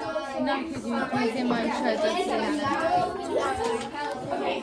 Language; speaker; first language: Welsh; non-native, learner; English